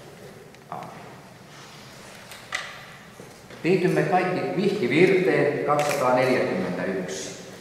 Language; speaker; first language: Finnish; native; Finnish